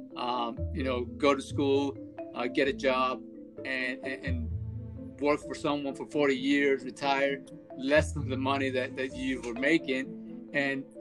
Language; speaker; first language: English; early bilingual, other home language; Spanish